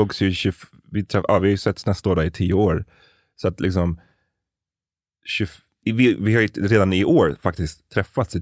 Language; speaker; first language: Swedish; native; Swedish